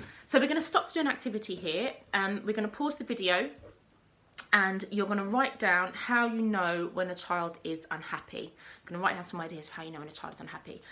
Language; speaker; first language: English; native; English